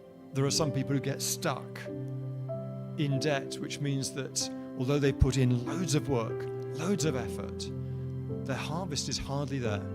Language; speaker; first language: English; native; English